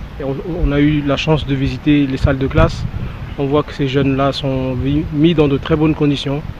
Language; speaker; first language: French; non-native, local second language; Wolof